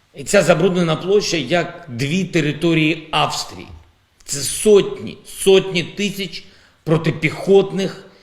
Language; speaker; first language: Ukrainian; non-native, local second language; Russian